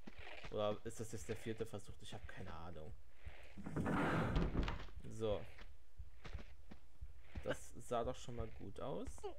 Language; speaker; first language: German; native; German